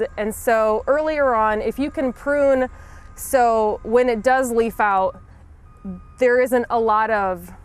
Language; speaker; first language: English; native; English